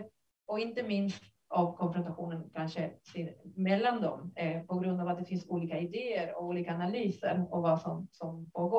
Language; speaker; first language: Swedish; non-native, fluent; Spanish